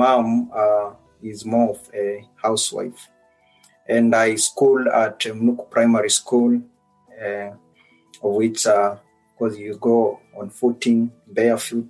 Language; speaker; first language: English; non-native, local second language; Luyia